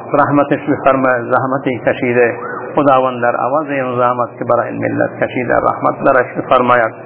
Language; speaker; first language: Persian; non-native, local second language; Baluchi